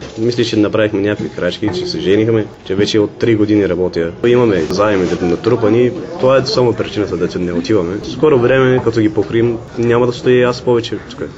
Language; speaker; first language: Bulgarian; non-native, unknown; Turkish